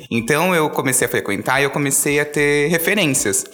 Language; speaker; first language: Portuguese; native; Portuguese